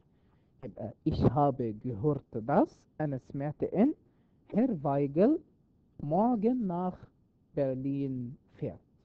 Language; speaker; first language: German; non-native, fluent; Arabic